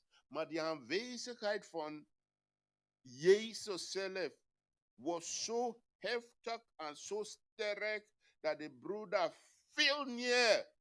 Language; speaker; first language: Dutch; non-native, fluent; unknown